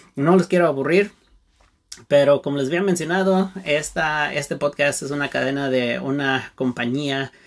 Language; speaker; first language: Spanish; early bilingual, heritage; Spanish